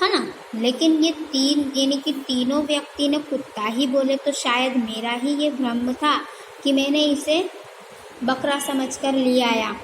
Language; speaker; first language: Hindi; non-native, local second language; Gujarati